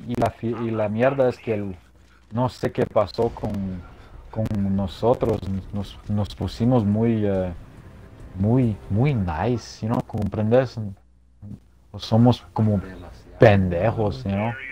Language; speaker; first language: Spanish; early bilingual, heritage; Spanish